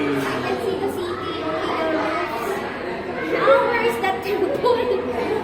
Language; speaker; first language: English; non-native, local second language; Filipino